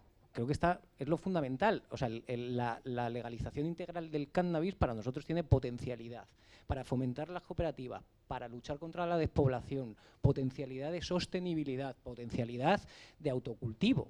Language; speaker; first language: Spanish; native; Spanish